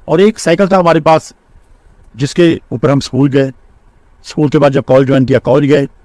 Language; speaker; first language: Hindi; non-native, local second language; Punjabi